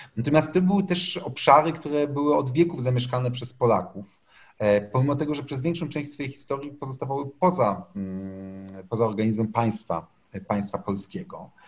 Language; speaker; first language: Polish; native; Polish